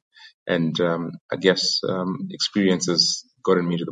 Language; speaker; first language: English; non-native, local second language; Shona